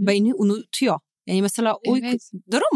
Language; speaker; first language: Turkish; non-native, fluent; Polish